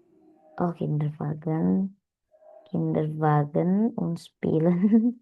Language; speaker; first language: German; non-native, learner; Indonesian